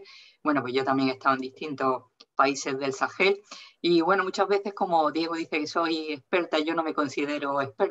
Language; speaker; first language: Spanish; native; Spanish